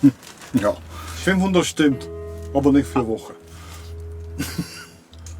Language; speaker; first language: German; non-native, learner; Czech